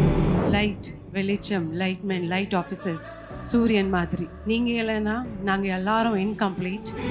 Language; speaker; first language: Tamil; non-native, fluent; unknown